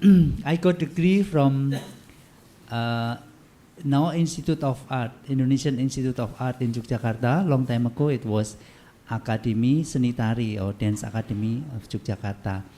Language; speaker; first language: English; non-native, learner; Indonesian